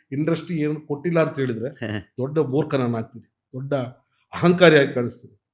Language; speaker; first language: Kannada; non-native, local second language; Malayalam